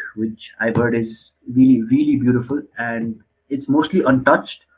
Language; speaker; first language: English; non-native, local second language; Nepali